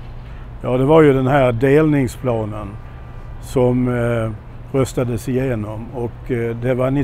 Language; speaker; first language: Swedish; non-native, fluent; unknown